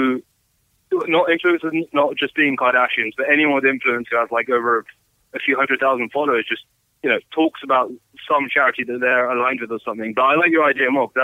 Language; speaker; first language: English; native; English